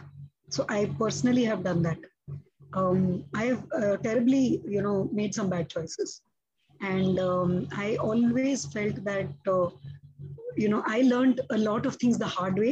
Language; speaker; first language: English; non-native, local second language; Gujarati